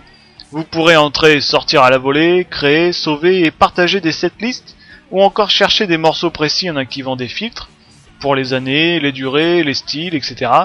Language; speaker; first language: French; native; French